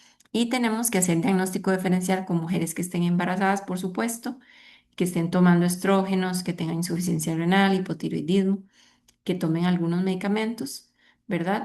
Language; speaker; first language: Spanish; native; Spanish